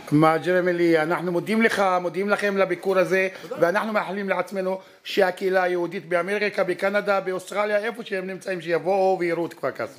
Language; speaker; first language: Hebrew; non-native, local second language; Arabic